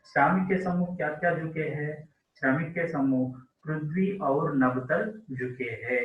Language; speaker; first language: Hindi; non-native, local second language; Telugu